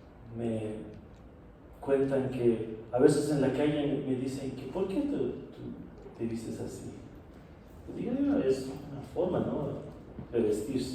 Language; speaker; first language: Spanish; non-native, fluent; Persian